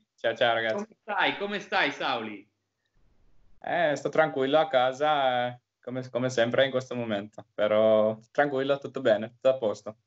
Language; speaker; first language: Italian; non-native, learner; Finnish